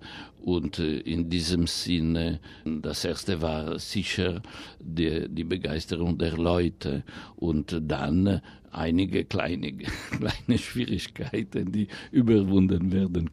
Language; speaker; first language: German; non-native, fluent; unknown